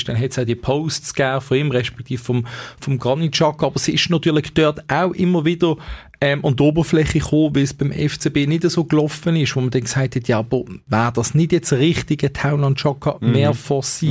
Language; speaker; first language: German; native; German